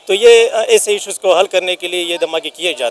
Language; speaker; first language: Hindi; non-native, local second language; Pashto